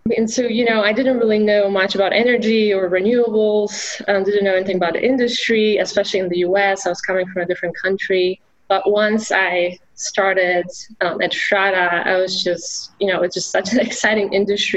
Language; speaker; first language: English; non-native, fluent; Polish